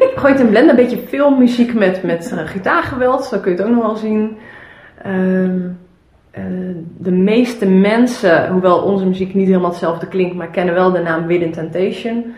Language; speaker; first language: Dutch; early bilingual, other home language; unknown